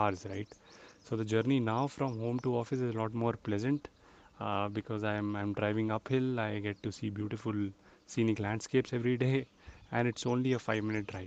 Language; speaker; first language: English; non-native, local second language; Hindi